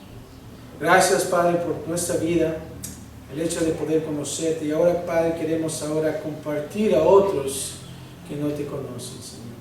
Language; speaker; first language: Spanish; early bilingual, heritage; Spanish